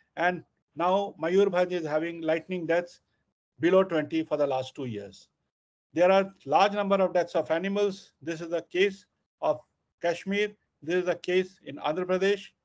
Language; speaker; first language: English; non-native, local second language; Hindi